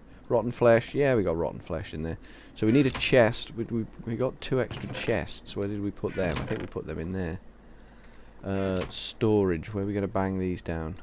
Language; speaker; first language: English; native; English